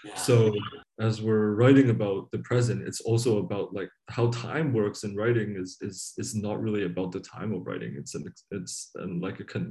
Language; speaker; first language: English; non-native, local second language; Cantonese